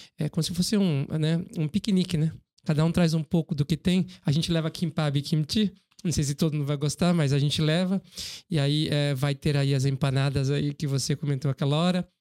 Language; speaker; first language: Portuguese; early bilingual, other home language; Korean